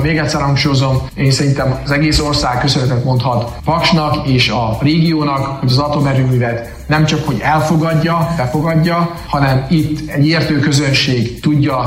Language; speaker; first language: Hungarian; native; Hungarian